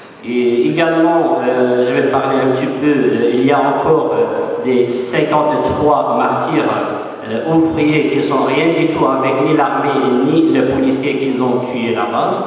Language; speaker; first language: French; non-native, fluent; Arabic